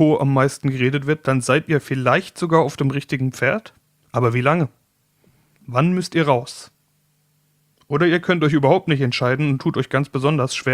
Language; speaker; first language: German; native; German